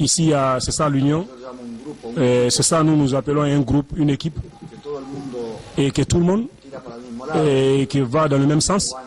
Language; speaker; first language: French; non-native, fluent; Spanish